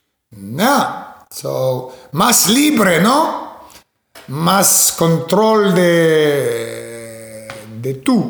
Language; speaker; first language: Spanish; non-native, learner; English